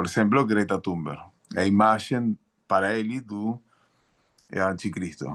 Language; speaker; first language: Portuguese; non-native, learner; Spanish